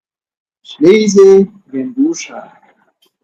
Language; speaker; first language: German; non-native, learner; Bangla